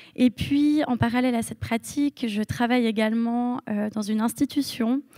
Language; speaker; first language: French; native; French